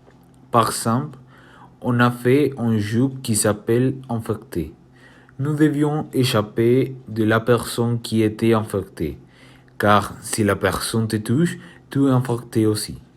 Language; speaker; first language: French; non-native, learner; Spanish